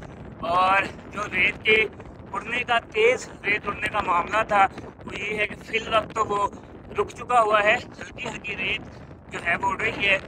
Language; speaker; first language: Urdu; non-native, local second language; Punjabi